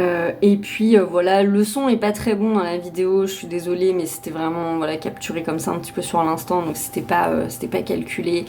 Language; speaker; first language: French; native; French